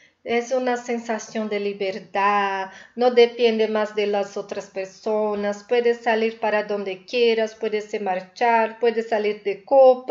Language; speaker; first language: Spanish; non-native, fluent; Portuguese